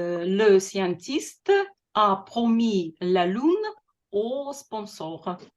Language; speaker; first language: French; non-native, fluent; Russian